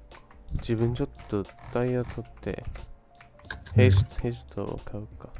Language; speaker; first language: Japanese; non-native, learner; Chinese